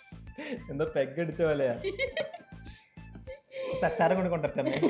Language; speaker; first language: Malayalam; native; Malayalam